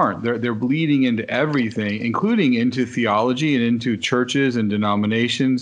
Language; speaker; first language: English; native; English